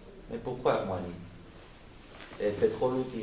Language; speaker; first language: French; non-native, learner; Romanian